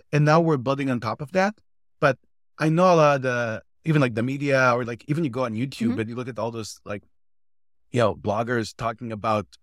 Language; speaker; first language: English; non-native, fluent; Hebrew